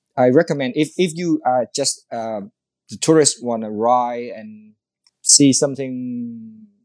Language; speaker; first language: English; non-native, learner; Vietnamese